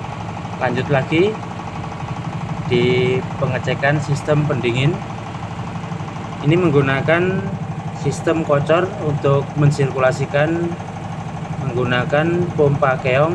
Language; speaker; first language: Indonesian; non-native, local second language; Javanese